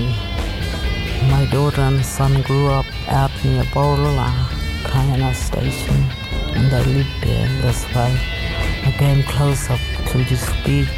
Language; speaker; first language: English; non-native, local second language; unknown